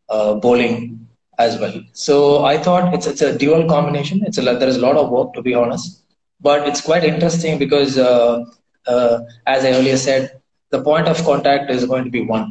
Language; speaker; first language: English; non-native, local second language; Tamil